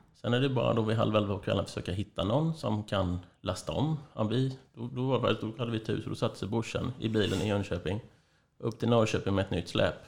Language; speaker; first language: Swedish; native; Swedish